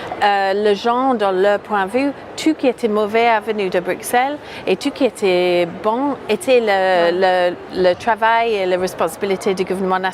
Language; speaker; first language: French; non-native, fluent; English